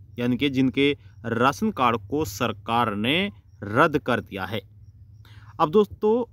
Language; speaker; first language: Hindi; native; Hindi